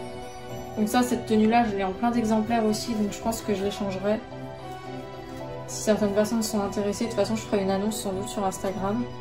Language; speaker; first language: French; native; French